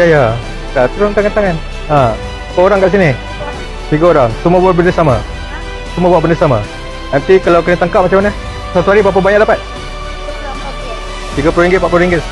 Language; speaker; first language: Malay; native; Malay